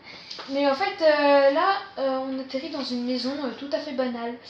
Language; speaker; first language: French; native; French